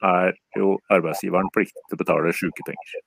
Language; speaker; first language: Norwegian; non-native, fluent; Polish